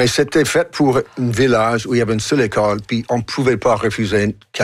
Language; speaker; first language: French; non-native, fluent; English